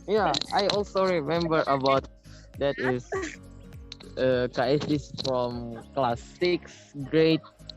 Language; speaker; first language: English; non-native, learner; Indonesian